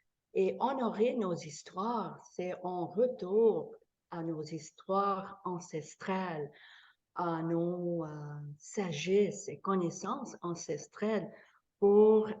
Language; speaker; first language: French; non-native, fluent; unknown